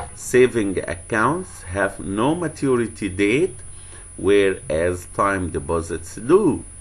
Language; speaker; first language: English; non-native, fluent; Arabic